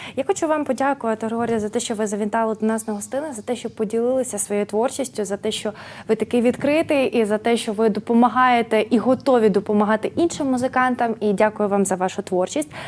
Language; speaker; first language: Ukrainian; native; Ukrainian